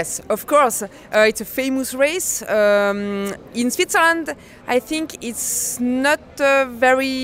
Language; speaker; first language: English; non-native, learner; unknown